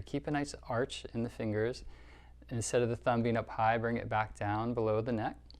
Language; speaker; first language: English; native; English